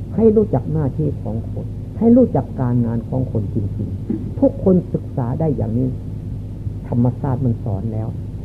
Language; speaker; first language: Thai; non-native, local second language; Lao